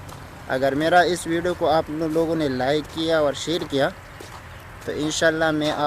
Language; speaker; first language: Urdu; non-native, local second language; Pashto